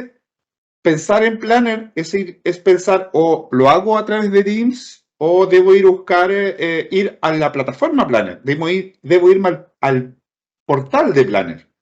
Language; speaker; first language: Spanish; native; Spanish